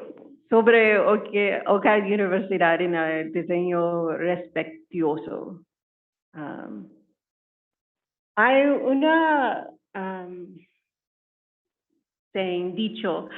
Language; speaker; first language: Spanish; non-native, learner; English